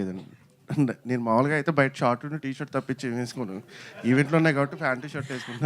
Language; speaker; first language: Telugu; native; Telugu